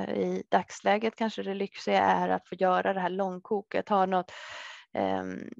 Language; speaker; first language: Swedish; native; Swedish